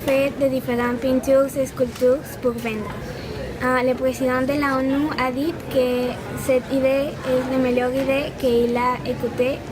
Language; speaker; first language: French; non-native, learner; Spanish